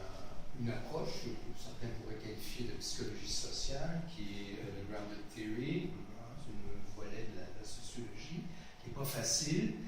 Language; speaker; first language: French; native; French